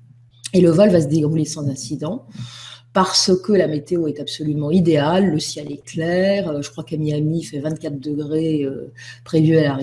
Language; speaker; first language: French; native; French